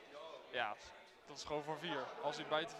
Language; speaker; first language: Dutch; native; Dutch